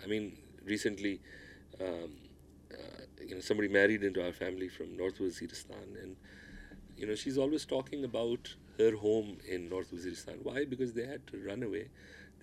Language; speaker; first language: English; non-native, local second language; Pashto